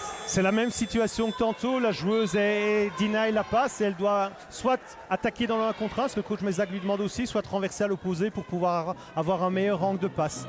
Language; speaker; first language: French; native; French